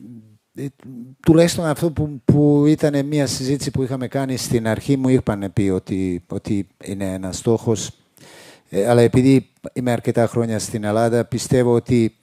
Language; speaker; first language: Greek; non-native, fluent; Serbian